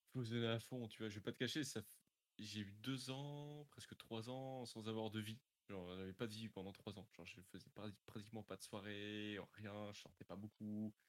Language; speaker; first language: French; native; French